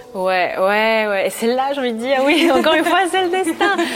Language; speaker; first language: French; early bilingual, other home language; Spanish